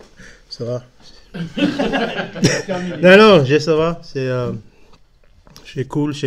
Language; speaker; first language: French; non-native, learner; English